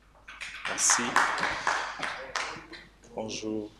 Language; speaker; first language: French; non-native, local second language; Swahili